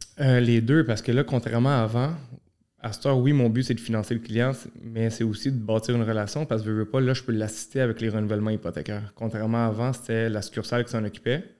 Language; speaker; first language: French; early bilingual, other home language; Arabic